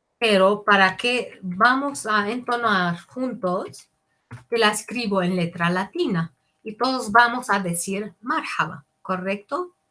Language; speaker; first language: Spanish; non-native, fluent; Arabic